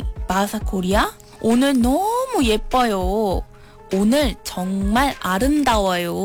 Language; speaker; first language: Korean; non-native, learner; Malay